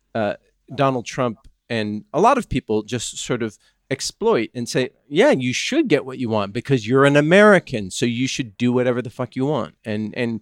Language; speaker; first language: English; native; English